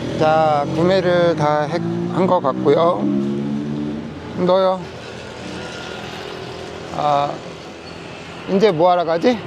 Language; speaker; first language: Korean; native; Korean